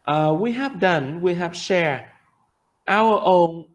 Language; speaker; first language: English; non-native, fluent; Vietnamese